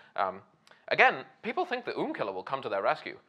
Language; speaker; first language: English; native; English